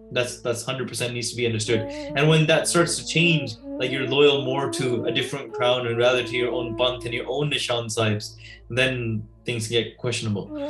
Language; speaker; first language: English; early bilingual, other home language; Punjabi